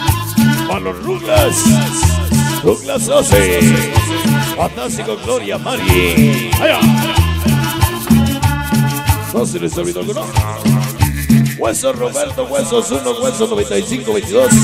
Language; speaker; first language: Spanish; native; Spanish